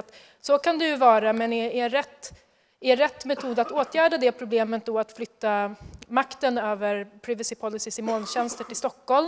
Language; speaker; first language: Swedish; native; Swedish